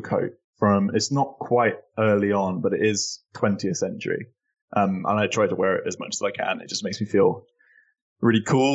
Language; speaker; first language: English; native; English